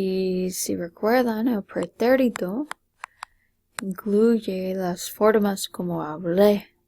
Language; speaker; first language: Spanish; non-native, fluent; English